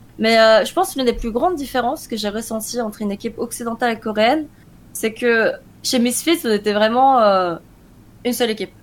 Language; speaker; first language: French; early bilingual, other home language; Korean